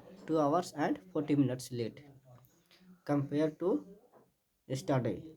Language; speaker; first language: English; non-native, learner; Hindi